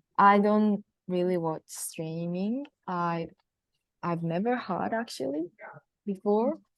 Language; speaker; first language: English; non-native, fluent; Japanese